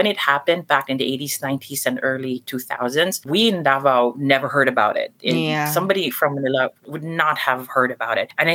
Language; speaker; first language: English; non-native, local second language; Cebuano